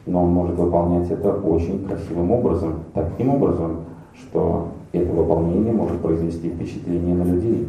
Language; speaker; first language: Russian; native; Russian